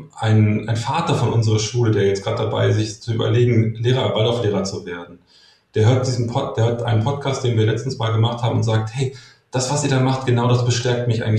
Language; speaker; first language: German; native; German